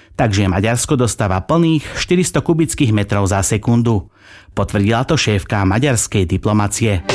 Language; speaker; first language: Slovak; native; Slovak